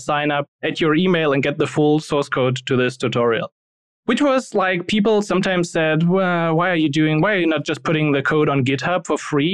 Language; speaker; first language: English; non-native, fluent; German